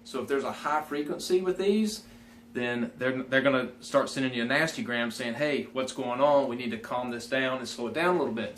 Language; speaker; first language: English; native; English